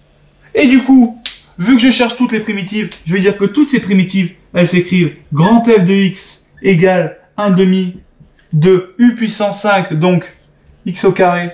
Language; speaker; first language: French; native; French